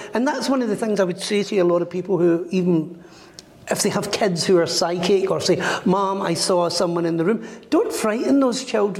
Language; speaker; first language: English; native; English